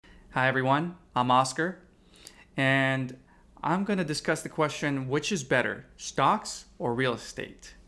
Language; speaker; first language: English; native; English